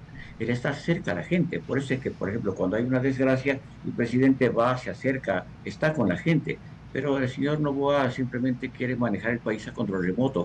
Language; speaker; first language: Spanish; native; Spanish